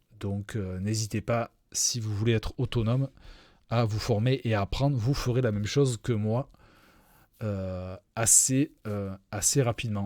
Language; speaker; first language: French; native; French